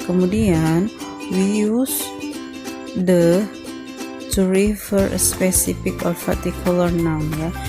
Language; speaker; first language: English; non-native, learner; Indonesian